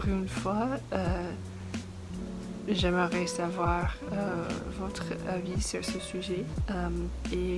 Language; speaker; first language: French; non-native, fluent; English